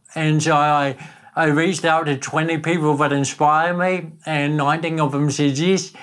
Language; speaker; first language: English; native; English